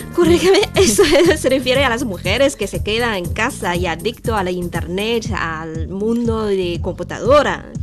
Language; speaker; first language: Spanish; non-native, fluent; Chinese